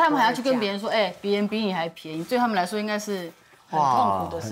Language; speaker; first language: Chinese; native; Chinese